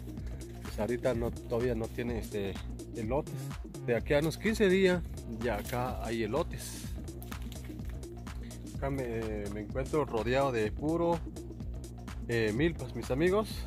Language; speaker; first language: Spanish; native; Spanish